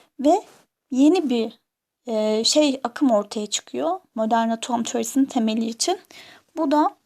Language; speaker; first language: Turkish; native; Turkish